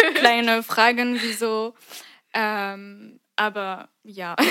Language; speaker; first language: German; non-native, fluent; French